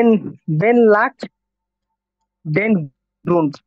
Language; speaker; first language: German; non-native, learner; Bangla